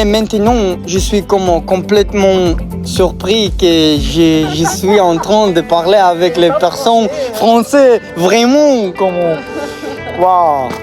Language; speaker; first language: French; non-native, learner; Kazakh